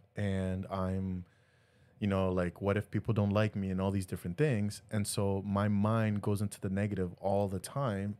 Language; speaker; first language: English; early bilingual, other home language; Spanish